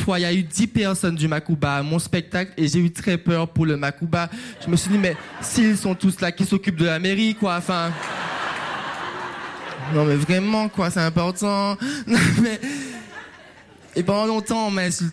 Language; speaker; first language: French; non-native, local second language; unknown